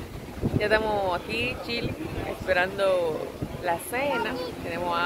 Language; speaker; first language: Spanish; native; Spanish